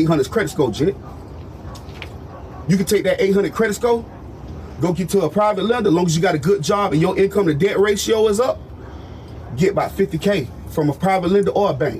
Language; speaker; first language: English; native; English